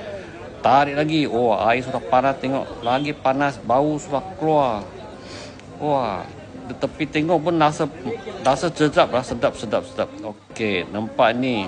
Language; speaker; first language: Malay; non-native, local second language; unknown